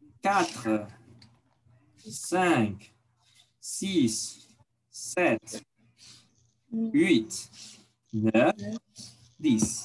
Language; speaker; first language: French; non-native, fluent; Spanish